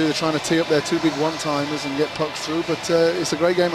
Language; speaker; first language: English; native; English